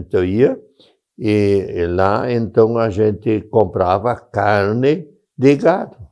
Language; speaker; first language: Portuguese; non-native, local second language; German